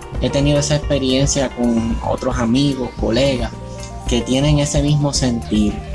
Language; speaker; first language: Spanish; native; Spanish